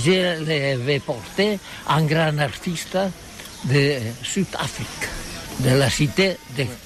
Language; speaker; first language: French; non-native, learner; Catalan